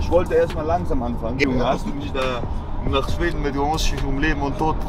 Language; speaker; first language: German; native; German